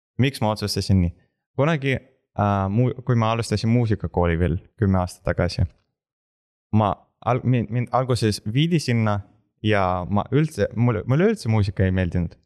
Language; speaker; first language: Estonian; non-native, local second language; Russian